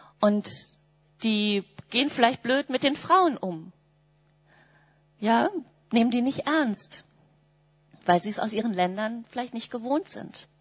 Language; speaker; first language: German; native; German